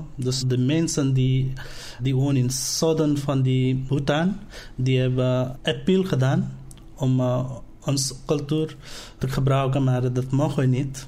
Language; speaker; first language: Dutch; non-native, learner; Nepali